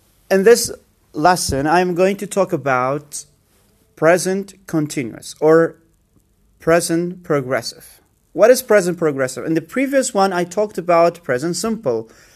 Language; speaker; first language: English; non-native, fluent; Central Kurdish